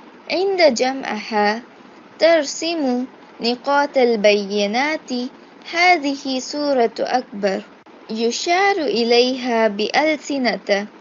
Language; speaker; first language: Arabic; non-native, learner; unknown